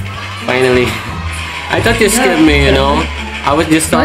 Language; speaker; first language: English; non-native, local second language; Filipino